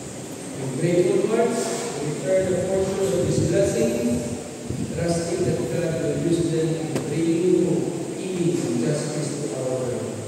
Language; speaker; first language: English; non-native, local second language; Filipino